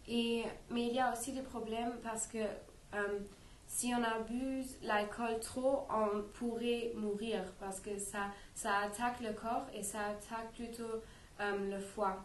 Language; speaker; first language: French; non-native, learner; English